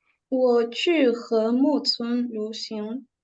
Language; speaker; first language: Chinese; non-native, learner; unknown